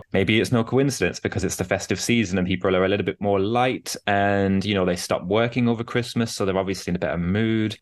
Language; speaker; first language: English; native; English